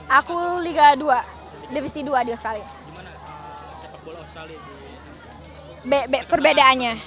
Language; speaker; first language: Indonesian; early bilingual, other home language; English